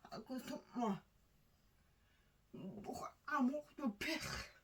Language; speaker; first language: French; non-native, learner; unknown